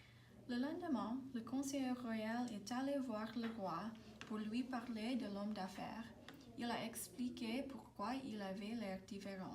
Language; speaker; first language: French; non-native, learner; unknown